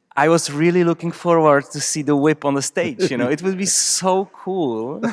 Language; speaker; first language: English; non-native, fluent; Czech